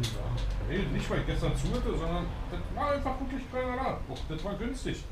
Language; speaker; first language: German; native; German